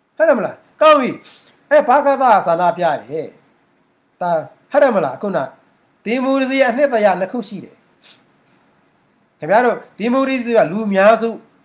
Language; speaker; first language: Burmese; non-native, local second language; Mon